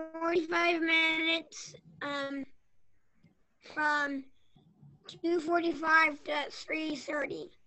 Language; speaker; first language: English; native; English